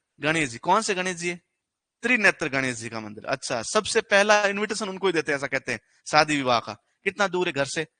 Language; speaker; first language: Hindi; native; Hindi